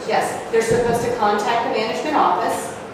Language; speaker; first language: English; native; English